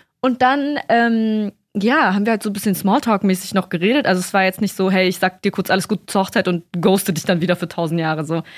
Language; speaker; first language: German; early bilingual, other home language; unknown